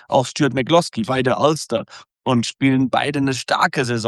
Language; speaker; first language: German; native; German